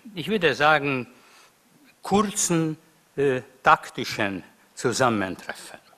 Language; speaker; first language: German; non-native, fluent; Hungarian